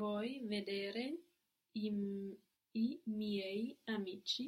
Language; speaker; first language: Italian; non-native, learner; English